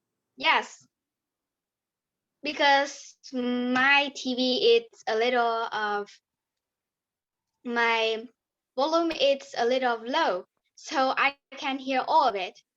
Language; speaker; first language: English; non-native, learner; Vietnamese